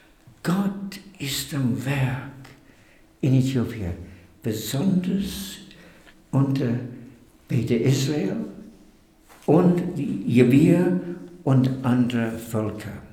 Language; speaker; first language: German; non-native, fluent; English